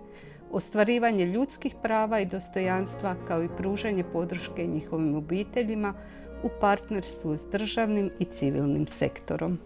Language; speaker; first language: Croatian; native; Croatian